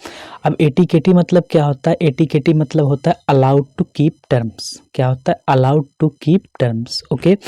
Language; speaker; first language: Hindi; native; Hindi